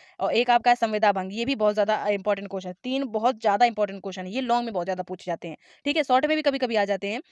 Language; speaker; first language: Hindi; native; Hindi